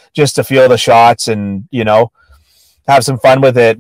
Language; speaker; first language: English; native; English